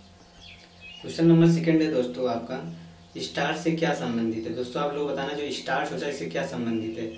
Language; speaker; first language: Hindi; native; Hindi